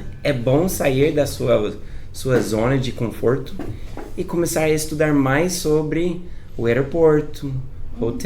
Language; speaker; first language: Portuguese; non-native, fluent; English